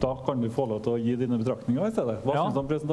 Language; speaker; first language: Norwegian; native; Norwegian